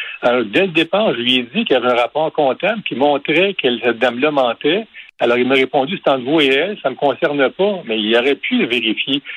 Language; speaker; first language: French; native; French